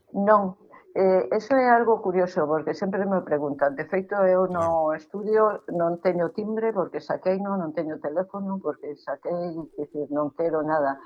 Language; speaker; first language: Galician; non-native, local second language; Spanish